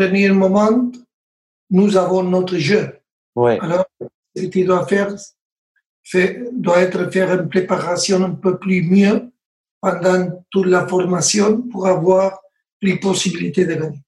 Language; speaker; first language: French; non-native, learner; Spanish